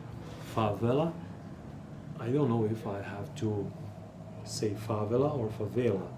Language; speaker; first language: English; non-native, learner; Portuguese